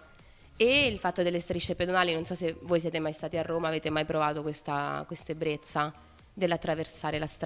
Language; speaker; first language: Italian; native; Italian